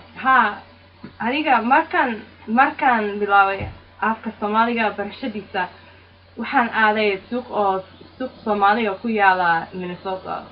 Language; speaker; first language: Somali; non-native, fluent; English